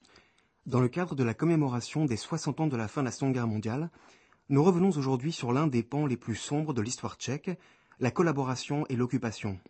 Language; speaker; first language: French; native; French